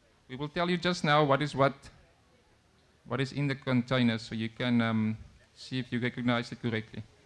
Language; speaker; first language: English; non-native, local second language; Afrikaans